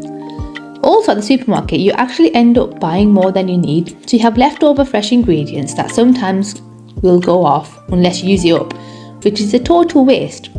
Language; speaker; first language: English; native; English